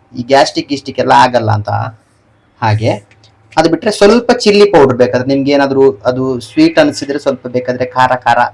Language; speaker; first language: Kannada; non-native, local second language; Tulu